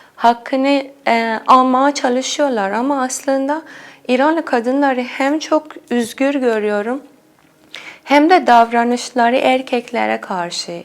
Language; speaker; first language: Turkish; non-native, fluent; Persian